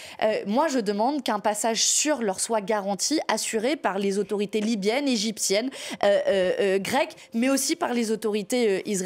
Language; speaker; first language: French; native; French